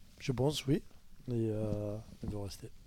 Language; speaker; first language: French; non-native, learner; Arabic